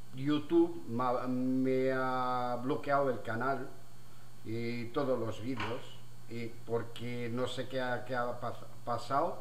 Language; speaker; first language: Spanish; non-native, fluent; Portuguese